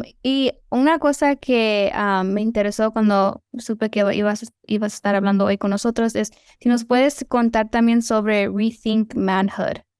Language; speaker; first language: Spanish; early bilingual, heritage; Spanish